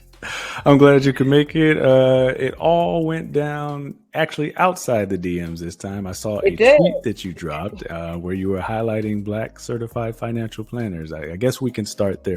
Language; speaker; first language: English; native; English